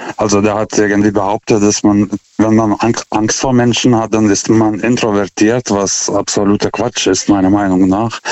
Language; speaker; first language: German; non-native, fluent; Lithuanian